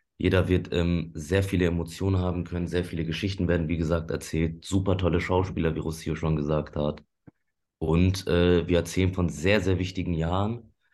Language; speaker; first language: German; early bilingual, other home language; Persian